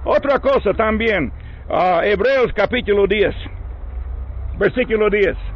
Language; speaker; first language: Spanish; non-native, learner; English